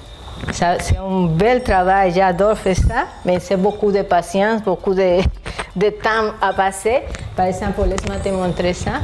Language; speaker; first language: French; non-native, fluent; Spanish